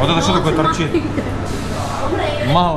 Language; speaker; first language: Russian; native; Russian